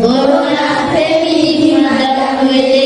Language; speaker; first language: French; non-native, learner; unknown